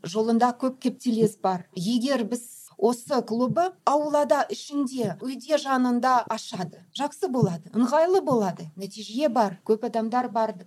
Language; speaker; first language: Kazakh; non-native, local second language; Russian